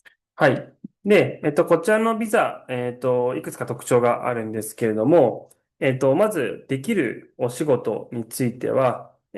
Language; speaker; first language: Japanese; native; Japanese